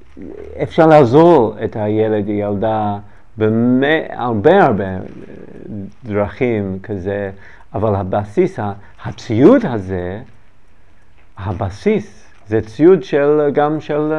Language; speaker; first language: Hebrew; non-native, learner; English